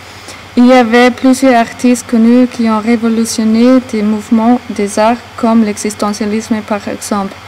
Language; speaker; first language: French; non-native, learner; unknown